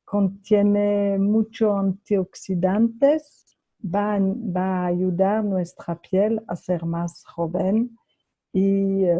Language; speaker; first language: Spanish; non-native, fluent; French